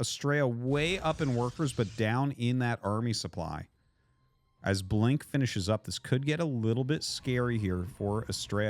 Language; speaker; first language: English; native; English